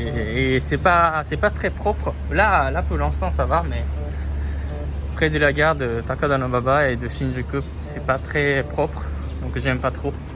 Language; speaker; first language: French; non-native, fluent; Japanese